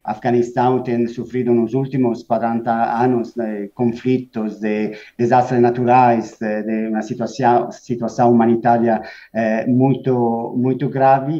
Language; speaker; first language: Portuguese; non-native, fluent; Spanish